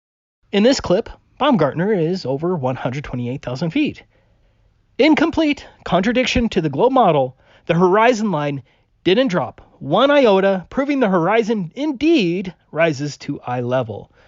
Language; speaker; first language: English; native; English